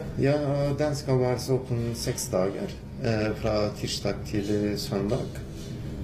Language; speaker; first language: Norwegian; non-native, learner; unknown